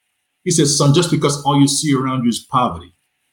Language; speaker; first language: English; non-native, local second language; Yoruba